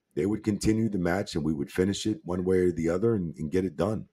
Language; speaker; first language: English; native; English